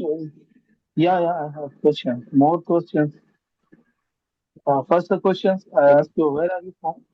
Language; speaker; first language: English; non-native, learner; Hindi